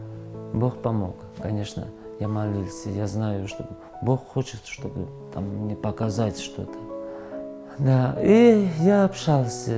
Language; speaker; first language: Russian; non-native, fluent; Georgian